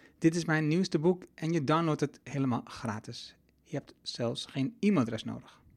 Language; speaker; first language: Dutch; native; Dutch